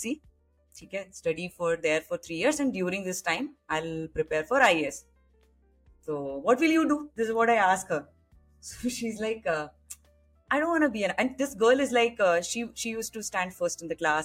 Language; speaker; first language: English; non-native, local second language; Hindi